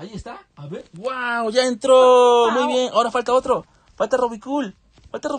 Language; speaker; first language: Spanish; native; Spanish